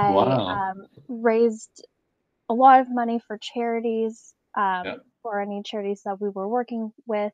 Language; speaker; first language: English; native; English